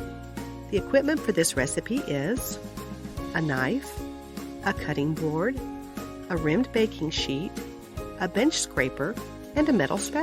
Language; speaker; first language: English; native; English